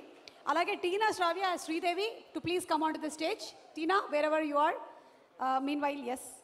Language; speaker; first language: Telugu; native; Telugu